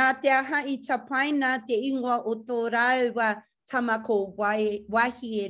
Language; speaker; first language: Māori; non-native, local second language; English